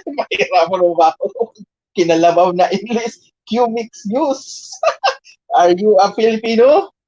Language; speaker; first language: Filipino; non-native, local second language; Bikol